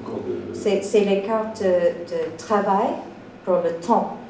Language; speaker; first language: French; non-native, fluent; English